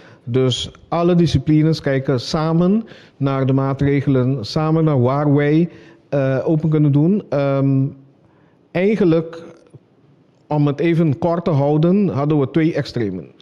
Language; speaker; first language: Dutch; non-native, local second language; Papiamento